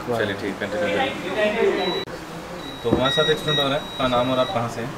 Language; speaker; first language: Hindi; native; Hindi